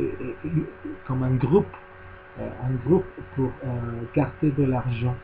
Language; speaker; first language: French; non-native, learner; Spanish